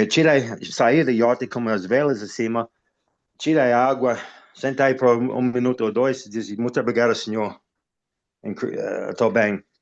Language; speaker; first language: Portuguese; non-native, fluent; English